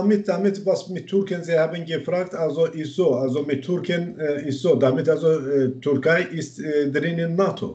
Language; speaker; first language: German; non-native, learner; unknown